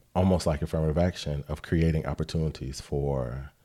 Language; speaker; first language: English; native; English